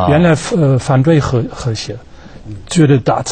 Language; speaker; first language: Chinese; non-native, fluent; German